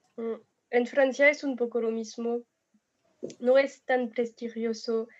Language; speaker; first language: Spanish; non-native, learner; French